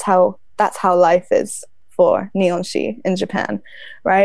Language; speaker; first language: English; native; English